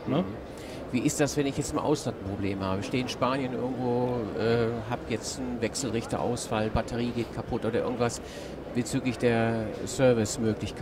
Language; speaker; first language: German; native; German